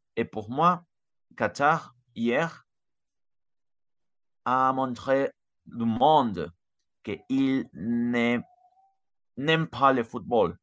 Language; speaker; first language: French; non-native, learner; Spanish